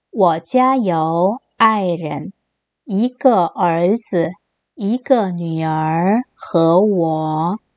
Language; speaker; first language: Chinese; non-native, fluent; Korean